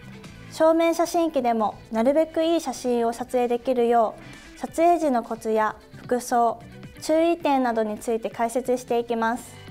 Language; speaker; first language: Japanese; native; Japanese